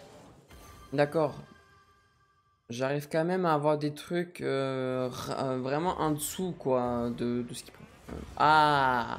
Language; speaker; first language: French; native; French